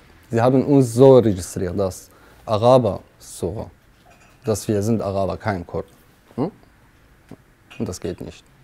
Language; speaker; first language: German; non-native, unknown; Kurdish